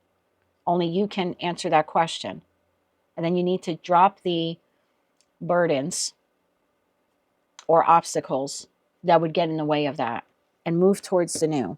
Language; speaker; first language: English; native; English